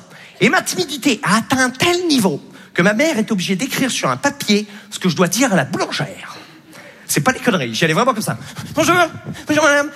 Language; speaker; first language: French; native; French